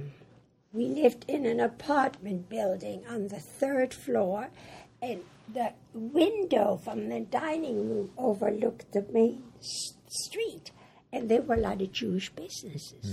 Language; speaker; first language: English; early bilingual, other home language; German